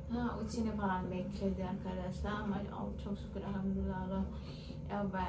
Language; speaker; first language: Turkish; non-native, learner; Indonesian